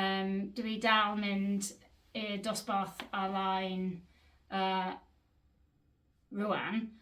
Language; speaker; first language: Welsh; non-native, learner; English